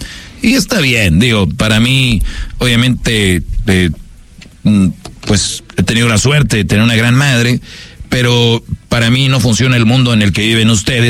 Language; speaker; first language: Spanish; native; Spanish